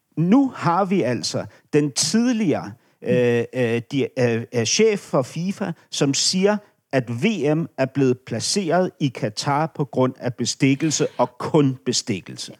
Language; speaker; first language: Danish; native; Danish